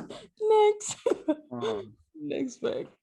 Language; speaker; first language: English; native; English